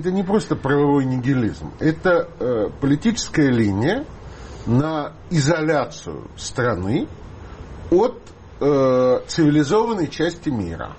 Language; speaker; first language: Russian; native; Russian